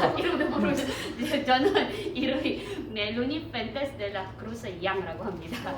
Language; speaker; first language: Korean; non-native, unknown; Filipino